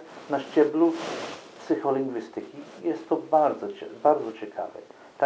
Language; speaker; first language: Polish; non-native, fluent; English